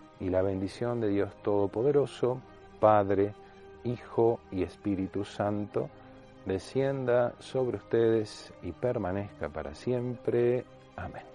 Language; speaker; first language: Spanish; native; Spanish